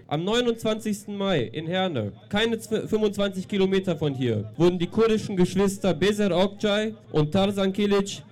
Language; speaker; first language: German; native; German